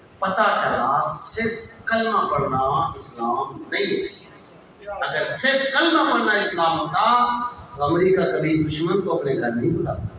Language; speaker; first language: Urdu; non-native, local second language; Baluchi